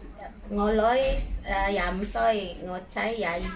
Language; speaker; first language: Cantonese; non-native, learner; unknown